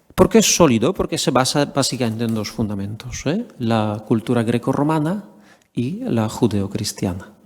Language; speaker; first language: Spanish; non-native, fluent; Polish